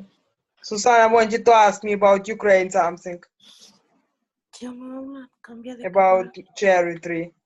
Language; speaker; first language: English; non-native, learner; Ukrainian